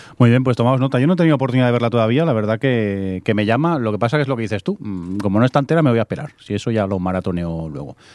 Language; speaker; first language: Spanish; native; Spanish